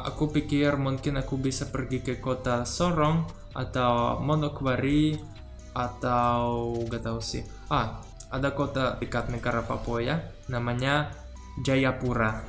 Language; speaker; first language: Indonesian; non-native, learner; Russian